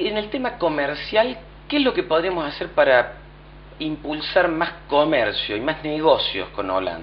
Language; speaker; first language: Spanish; native; Spanish